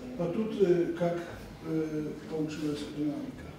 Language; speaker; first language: Polish; non-native, learner; Russian